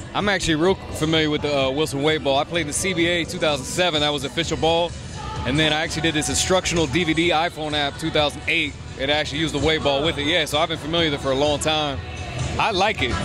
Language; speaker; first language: English; native; English